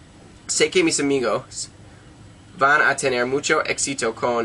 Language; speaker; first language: Spanish; non-native, learner; English